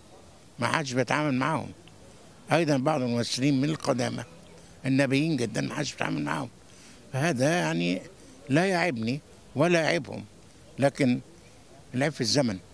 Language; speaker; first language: Arabic; native; Arabic